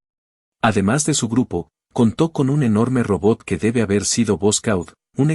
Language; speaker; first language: Spanish; native; Spanish